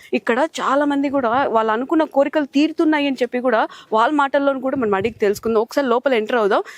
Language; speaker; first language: Telugu; native; Telugu